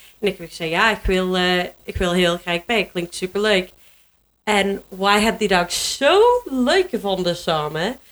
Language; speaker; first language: Dutch; non-native, learner; English